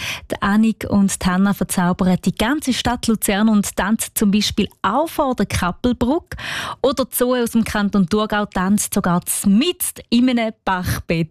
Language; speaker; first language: German; native; German